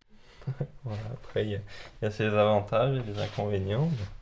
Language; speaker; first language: French; native; French